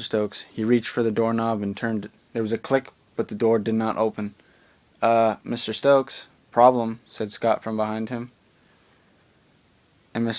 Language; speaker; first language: English; native; English